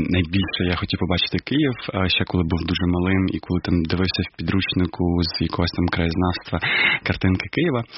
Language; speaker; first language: Ukrainian; non-native, local second language; Crimean Tatar